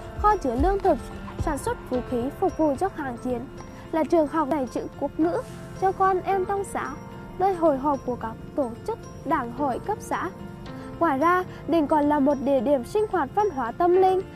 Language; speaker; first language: Vietnamese; native; Vietnamese